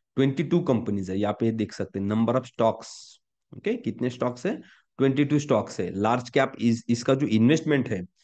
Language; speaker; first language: Hindi; non-native, local second language; Marathi